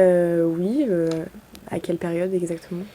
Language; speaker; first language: French; native; French